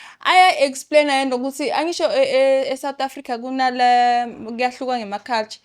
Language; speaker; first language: Zulu; non-native, local second language; Tsonga